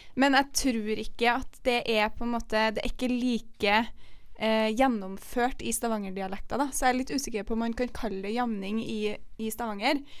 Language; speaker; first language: Norwegian; native; Norwegian